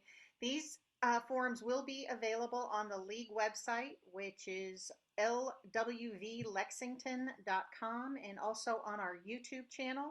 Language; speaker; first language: English; native; English